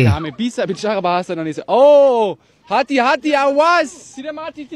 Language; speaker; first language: Indonesian; non-native, learner; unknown